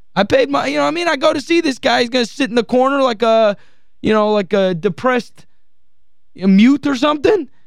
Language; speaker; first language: English; native; English